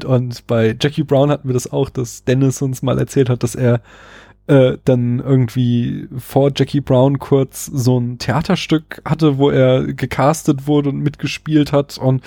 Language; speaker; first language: German; native; German